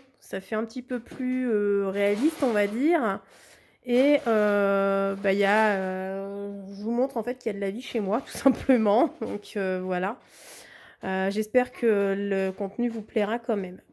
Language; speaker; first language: French; native; French